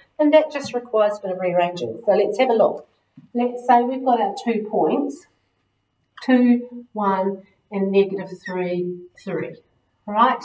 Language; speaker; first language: English; native; English